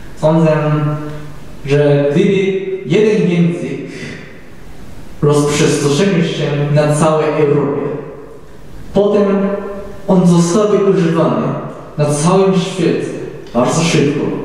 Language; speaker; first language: Polish; non-native, learner; Japanese